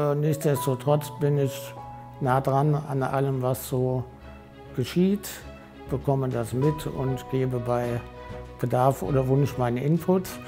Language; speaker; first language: German; native; German